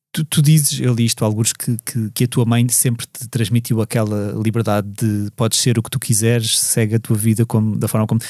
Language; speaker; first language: Portuguese; native; Portuguese